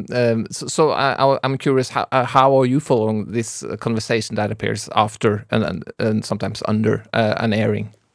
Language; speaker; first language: English; non-native, fluent; Norwegian